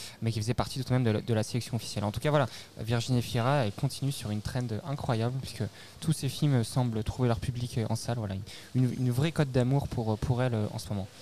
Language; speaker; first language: French; native; French